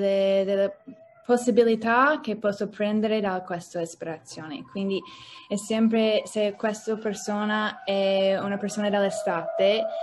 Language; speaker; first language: Italian; non-native, learner; English